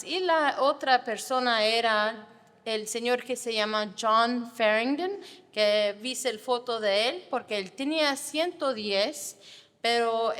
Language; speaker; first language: Spanish; non-native, fluent; English